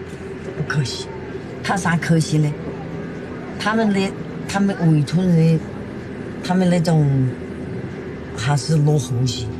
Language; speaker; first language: Chinese; native; Chinese